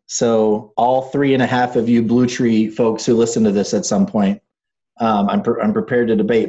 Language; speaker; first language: English; native; English